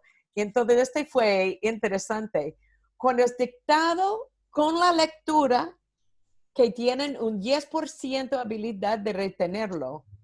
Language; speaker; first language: Spanish; non-native, fluent; English